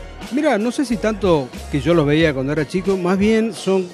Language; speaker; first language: Spanish; native; Spanish